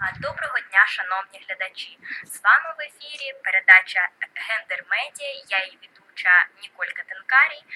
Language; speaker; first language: Ukrainian; native; Ukrainian